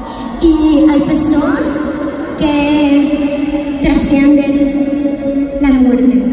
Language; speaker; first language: Spanish; non-native, fluent; Portuguese